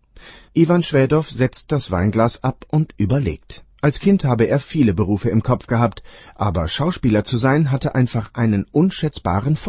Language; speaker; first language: German; native; German